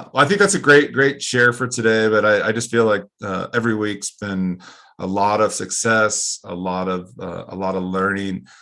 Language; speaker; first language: English; native; English